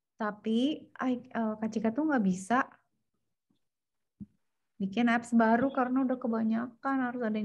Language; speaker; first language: Indonesian; native; Indonesian